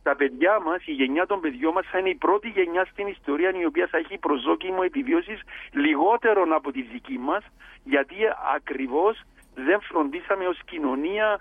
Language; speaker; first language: Greek; native; Greek